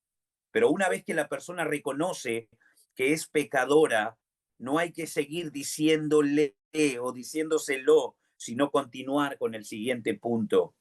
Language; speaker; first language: Spanish; native; Spanish